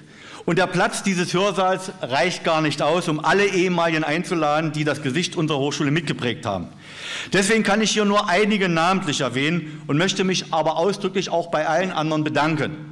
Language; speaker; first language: German; native; German